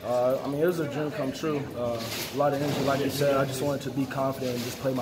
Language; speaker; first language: English; native; English